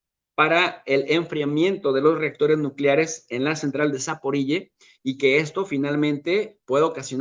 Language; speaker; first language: Spanish; native; Spanish